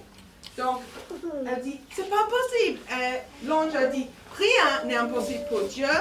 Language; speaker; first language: French; non-native, fluent; English